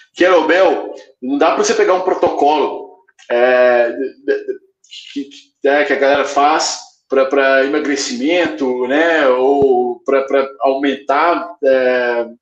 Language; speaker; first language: Portuguese; native; Portuguese